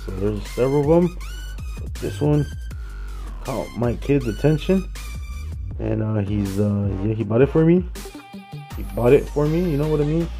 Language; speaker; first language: English; early bilingual, other home language; Spanish